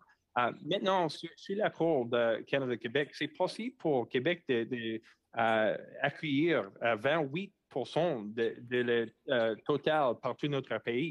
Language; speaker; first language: French; non-native, local second language; English